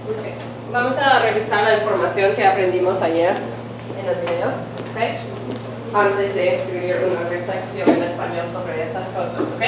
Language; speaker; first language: Spanish; non-native, fluent; English